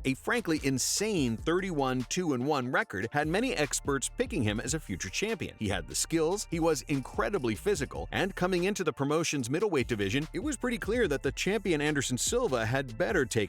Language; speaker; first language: English; native; English